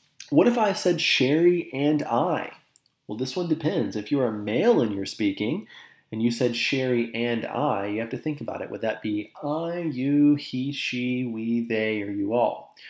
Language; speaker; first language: English; native; English